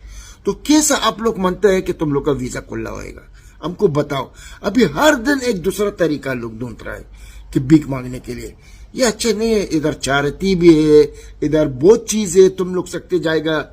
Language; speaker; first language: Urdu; non-native, learner; Arabic